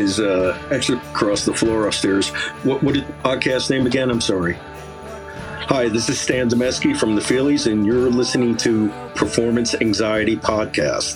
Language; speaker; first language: English; native; English